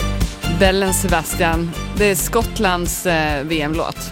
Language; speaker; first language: Swedish; native; Swedish